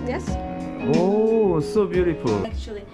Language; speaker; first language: English; non-native, learner; Korean